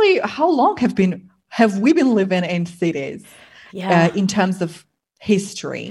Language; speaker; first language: English; non-native, fluent; Russian